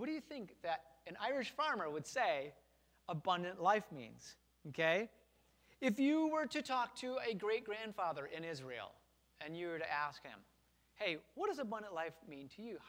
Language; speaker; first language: English; native; English